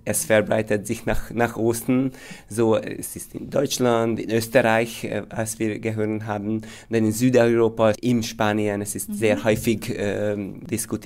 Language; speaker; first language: German; non-native, fluent; Hungarian